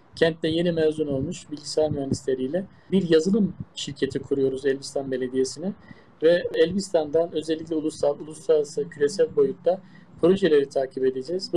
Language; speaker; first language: Turkish; native; Turkish